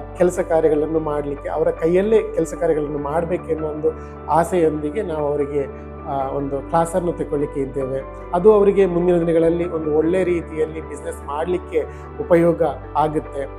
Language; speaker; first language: Kannada; native; Kannada